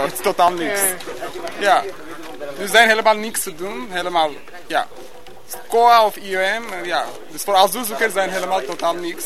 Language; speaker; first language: Dutch; non-native, learner; Armenian